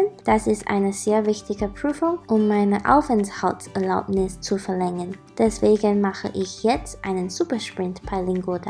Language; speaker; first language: German; non-native, learner; English